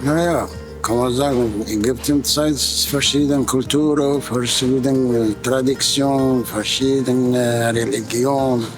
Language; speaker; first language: German; non-native, learner; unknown